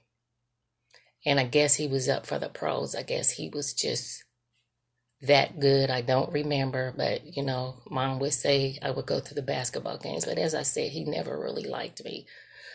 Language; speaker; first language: English; native; English